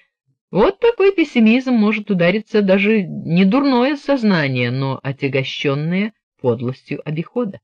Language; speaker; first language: Russian; native; Russian